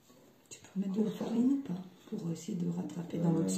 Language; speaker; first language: French; native; French